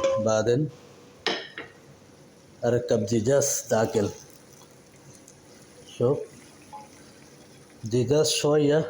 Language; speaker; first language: Arabic; non-native, learner; Bangla